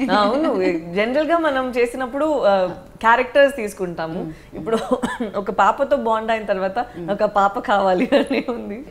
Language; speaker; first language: Telugu; non-native, fluent; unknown